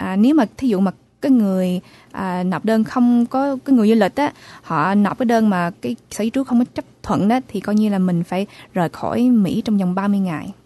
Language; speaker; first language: Vietnamese; early bilingual, heritage; Vietnamese